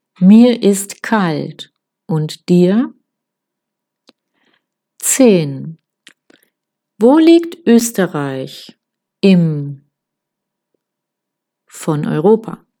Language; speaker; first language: German; non-native, fluent; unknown